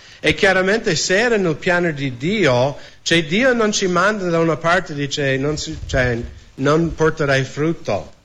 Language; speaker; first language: Italian; non-native, fluent; English